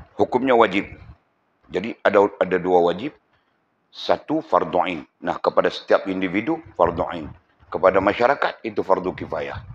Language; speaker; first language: Malay; native; Malay